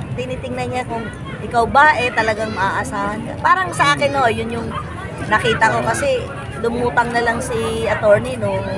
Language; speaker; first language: Filipino; native; Filipino